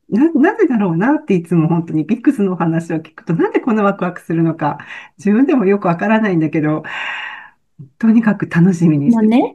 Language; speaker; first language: Japanese; native; Japanese